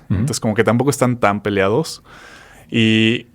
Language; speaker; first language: Spanish; native; Spanish